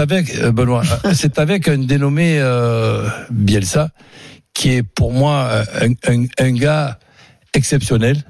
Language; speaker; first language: French; native; French